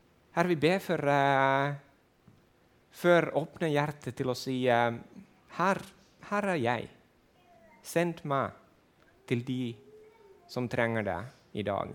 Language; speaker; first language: Swedish; non-native, fluent; Finnish